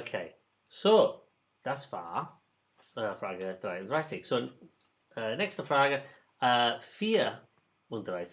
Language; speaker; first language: German; non-native, learner; English